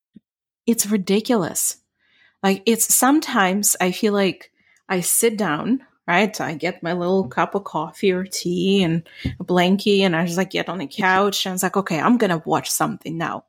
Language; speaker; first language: English; non-native, fluent; Ukrainian